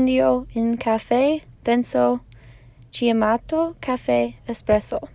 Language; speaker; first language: Italian; non-native, learner; English